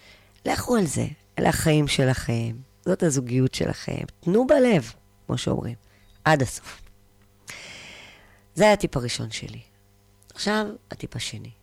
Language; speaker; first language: Hebrew; native; Hebrew